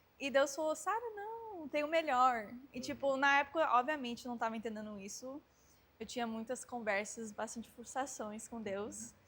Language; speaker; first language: Portuguese; early bilingual, heritage; Portuguese